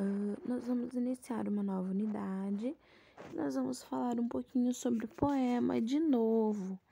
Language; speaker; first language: Portuguese; native; Portuguese